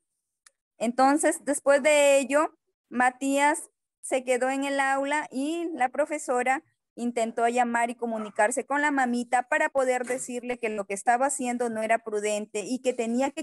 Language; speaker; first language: Spanish; native; Spanish